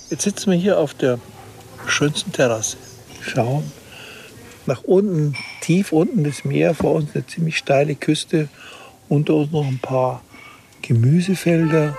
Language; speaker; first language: German; native; German